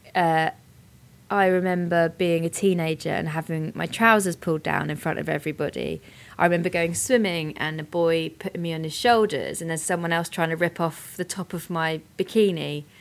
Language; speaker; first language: English; native; English